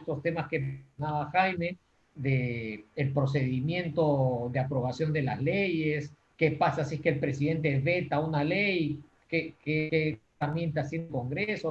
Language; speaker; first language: Spanish; native; Spanish